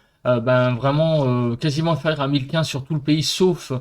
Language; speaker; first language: French; native; French